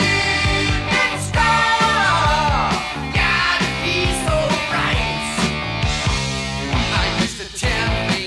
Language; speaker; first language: English; native; English